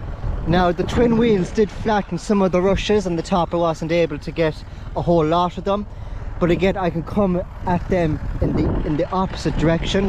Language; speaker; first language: English; native; English